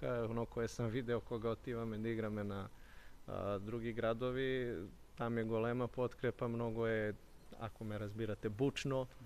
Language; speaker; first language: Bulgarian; non-native, learner; Serbian